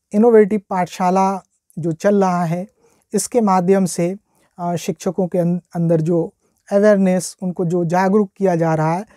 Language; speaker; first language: Hindi; native; Hindi